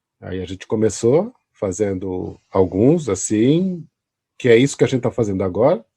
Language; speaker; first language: Portuguese; native; Portuguese